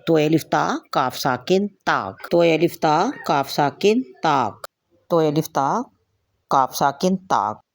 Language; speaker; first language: Urdu; native; Urdu